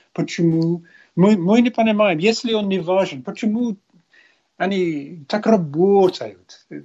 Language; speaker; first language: Russian; non-native, learner; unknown